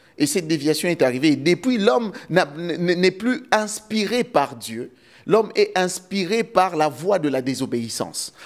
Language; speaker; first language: French; non-native, local second language; Lingala